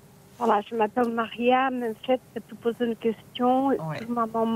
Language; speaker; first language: French; early bilingual, other home language; Portuguese